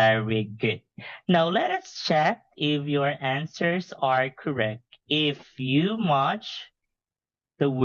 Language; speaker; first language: English; non-native, fluent; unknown